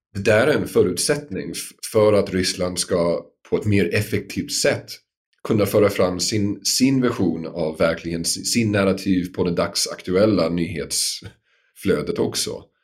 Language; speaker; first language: Swedish; non-native, fluent; English